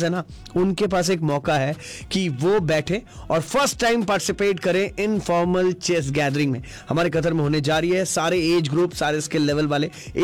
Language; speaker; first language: Hindi; native; Hindi